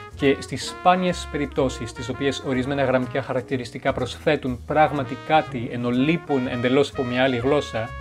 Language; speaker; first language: Greek; non-native, fluent; French